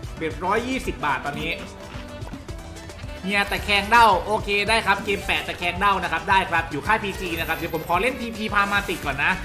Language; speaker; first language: Thai; native; Thai